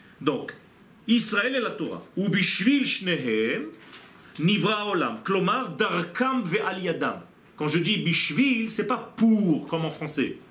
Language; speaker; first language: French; non-native, fluent; Hebrew